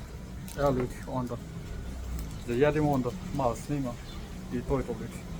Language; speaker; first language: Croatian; non-native, learner; Nepali